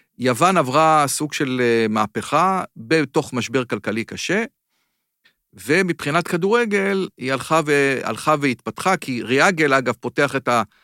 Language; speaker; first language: Hebrew; native; Hebrew